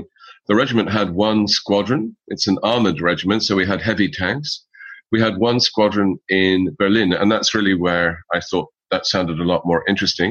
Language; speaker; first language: English; native; English